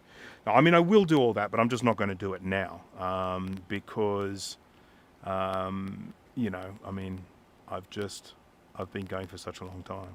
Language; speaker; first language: English; native; English